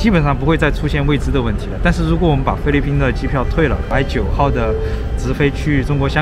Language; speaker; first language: Chinese; native; Chinese